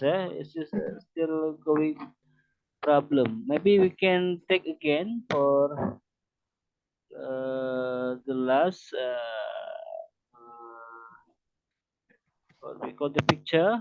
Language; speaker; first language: English; non-native, learner; Indonesian